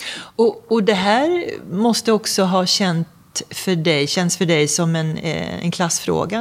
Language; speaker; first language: Swedish; native; Swedish